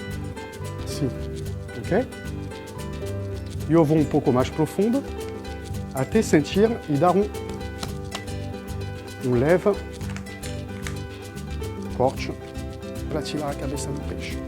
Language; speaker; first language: Portuguese; non-native, fluent; French